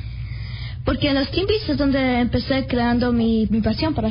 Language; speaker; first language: Spanish; early bilingual, heritage; Spanish